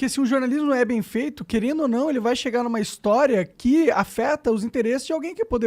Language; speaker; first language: Portuguese; native; Portuguese